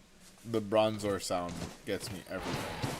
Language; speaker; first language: English; native; English